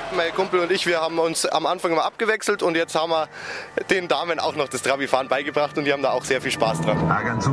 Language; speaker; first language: German; native; German